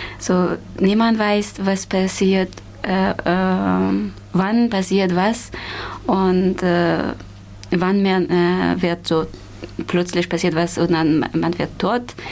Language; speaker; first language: German; non-native, learner; Persian